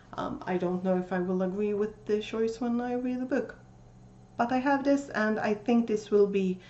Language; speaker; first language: English; non-native, fluent; Swedish